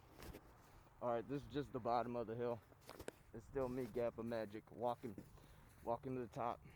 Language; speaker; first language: English; native; English